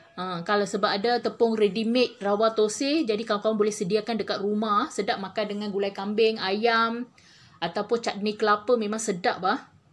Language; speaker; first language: Malay; non-native, local second language; Tamil